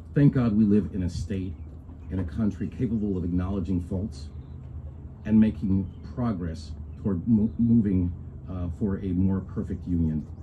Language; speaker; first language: English; native; English